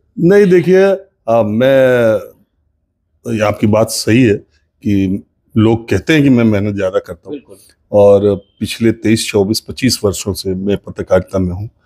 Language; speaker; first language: Hindi; native; Hindi